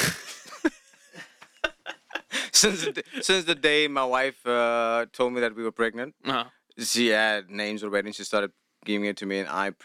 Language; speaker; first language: English; non-native, local second language; Afrikaans